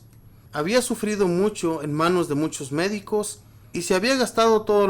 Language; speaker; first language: Spanish; native; Spanish